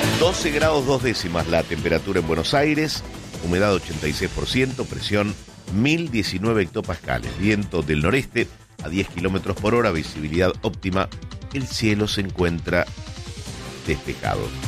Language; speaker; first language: Spanish; native; Spanish